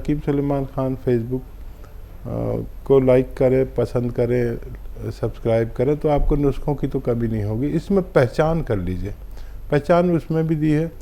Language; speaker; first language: Hindi; native; Hindi